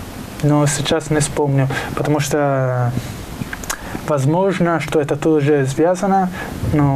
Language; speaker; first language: Russian; non-native, learner; Italian